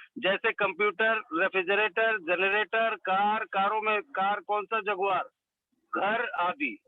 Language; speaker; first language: Hindi; native; Hindi